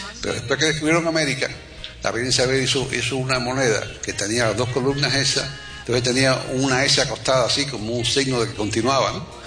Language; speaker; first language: Spanish; native; Spanish